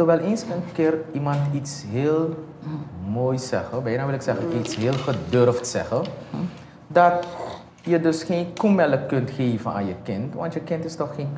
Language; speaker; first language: Dutch; native; Dutch